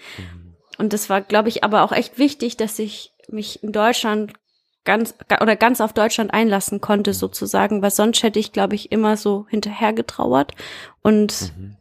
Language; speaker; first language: German; early bilingual, heritage; German